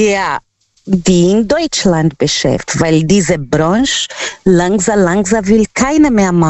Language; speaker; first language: German; non-native, fluent; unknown